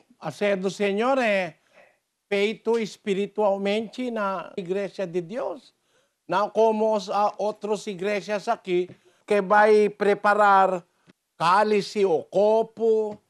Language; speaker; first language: Portuguese; non-native, fluent; Filipino